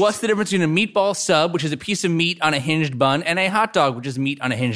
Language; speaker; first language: English; native; English